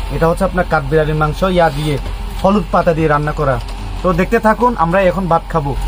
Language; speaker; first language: Bangla; non-native, local second language; Marma